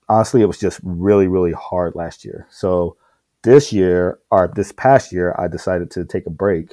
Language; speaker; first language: English; native; English